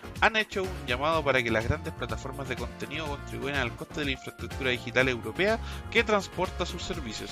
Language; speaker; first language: Spanish; native; Spanish